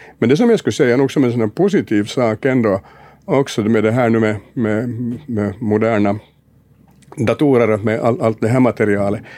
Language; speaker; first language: Swedish; native; Swedish